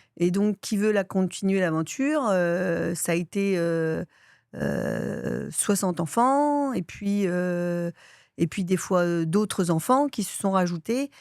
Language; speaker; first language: French; native; French